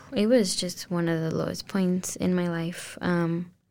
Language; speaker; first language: English; non-native, fluent; Spanish